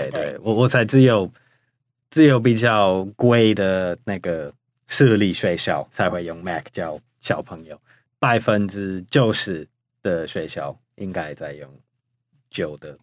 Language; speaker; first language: Chinese; non-native, fluent; English